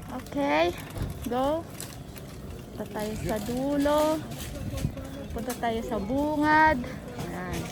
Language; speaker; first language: Filipino; native; Filipino